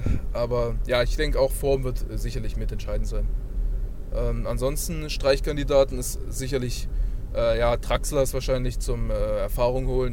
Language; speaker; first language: German; native; German